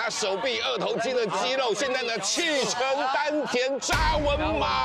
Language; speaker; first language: Chinese; native; Chinese